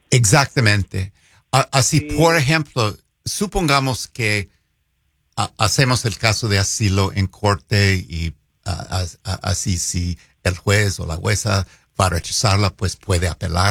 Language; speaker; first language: Spanish; non-native, fluent; English